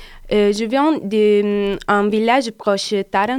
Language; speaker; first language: French; non-native, learner; Italian